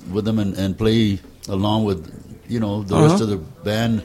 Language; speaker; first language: English; early bilingual, other home language; Spanish